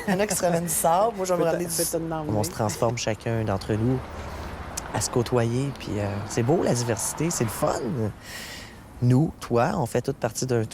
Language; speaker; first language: French; native; French